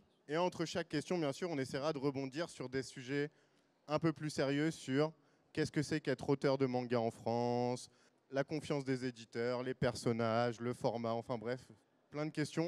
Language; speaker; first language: French; native; French